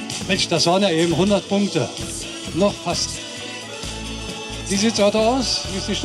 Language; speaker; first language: German; native; German